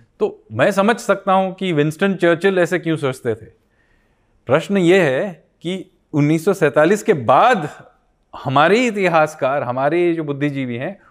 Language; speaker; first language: Hindi; non-native, local second language; Bangla